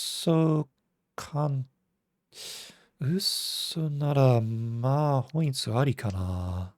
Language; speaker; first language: Japanese; non-native, fluent; English